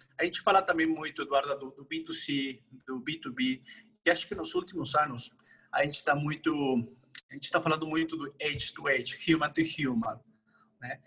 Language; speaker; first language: Portuguese; non-native, fluent; Spanish